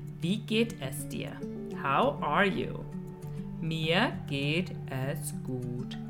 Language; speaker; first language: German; non-native, fluent; English